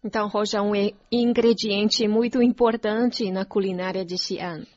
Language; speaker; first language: Portuguese; non-native, fluent; Chinese